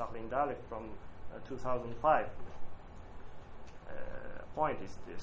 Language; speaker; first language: English; non-native, learner; Japanese